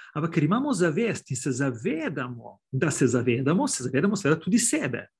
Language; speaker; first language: Slovenian; native; Slovenian